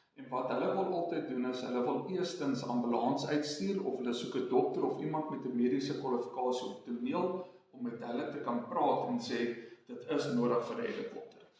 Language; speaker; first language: Afrikaans; non-native, local second language; English